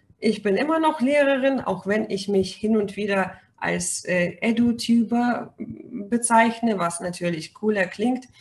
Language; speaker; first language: German; non-native, fluent; Russian